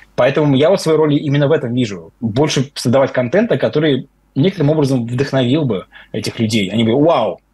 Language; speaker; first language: Russian; native; Russian